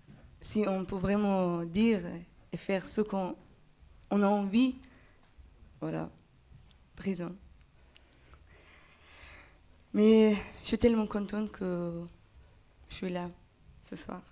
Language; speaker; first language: French; non-native, learner; Persian